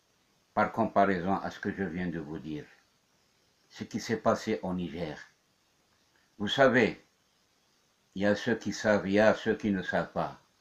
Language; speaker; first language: French; non-native, local second language; Kabyle